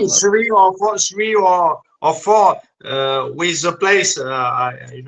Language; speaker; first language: English; non-native, learner; French